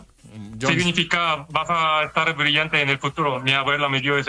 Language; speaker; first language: Spanish; non-native, fluent; Korean